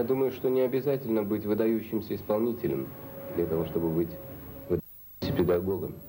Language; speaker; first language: Russian; native; Russian